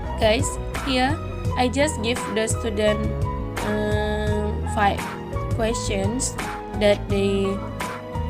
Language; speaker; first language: English; non-native, learner; Indonesian